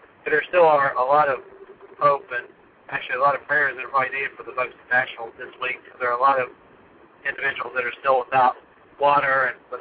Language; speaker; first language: English; native; English